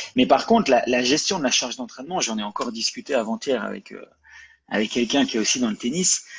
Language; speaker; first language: French; native; French